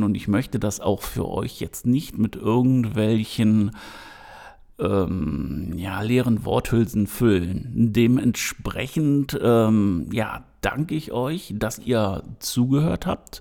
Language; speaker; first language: German; native; German